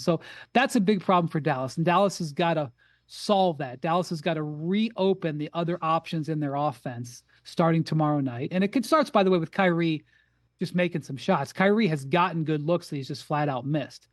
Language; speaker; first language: English; native; English